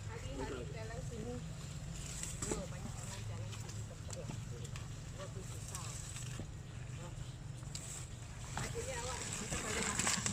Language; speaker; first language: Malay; non-native, local second language; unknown